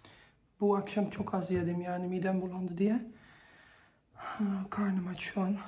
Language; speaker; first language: Turkish; early bilingual, heritage; Turkish